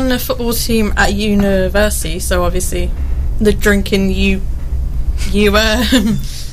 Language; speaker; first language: English; native; English